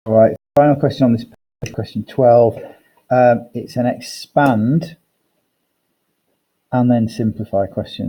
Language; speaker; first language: English; native; English